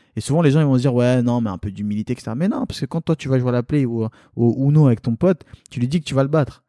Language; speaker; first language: French; early bilingual, other home language; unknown